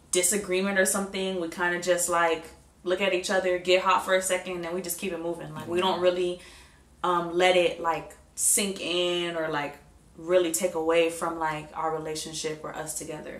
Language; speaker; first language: English; native; English